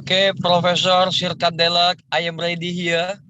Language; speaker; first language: English; non-native, learner; Indonesian